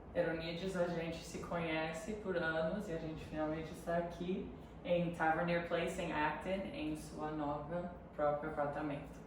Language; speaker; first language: Portuguese; early bilingual, heritage; Portuguese